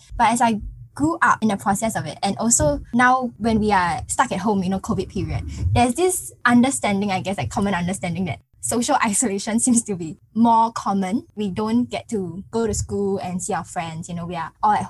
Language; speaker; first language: English; native; English